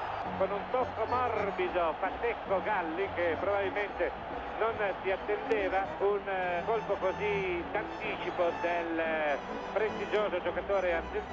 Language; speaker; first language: Italian; native; Italian